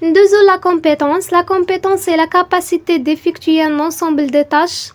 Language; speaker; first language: French; non-native, local second language; Arabic